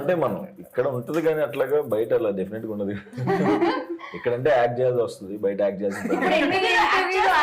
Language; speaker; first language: Telugu; native; Telugu